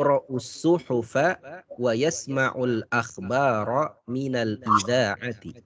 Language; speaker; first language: Arabic; non-native, fluent; Indonesian